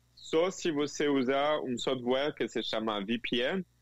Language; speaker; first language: Portuguese; non-native, fluent; French